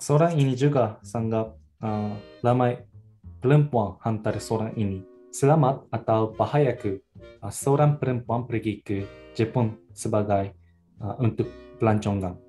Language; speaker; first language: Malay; non-native, learner; Japanese